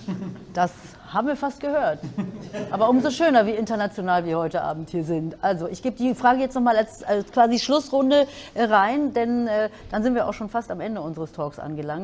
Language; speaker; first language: German; native; German